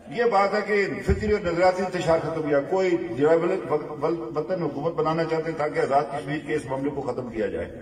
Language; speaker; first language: Urdu; non-native, local second language; Pahari-Potwari